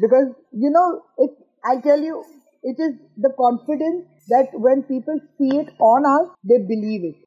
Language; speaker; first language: English; non-native, local second language; Gujarati